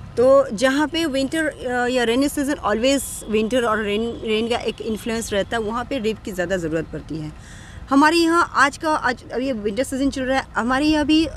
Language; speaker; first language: Hindi; non-native, local second language; Bangla